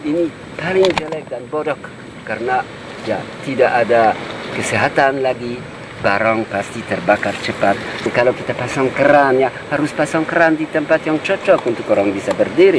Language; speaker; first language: Indonesian; non-native, fluent; French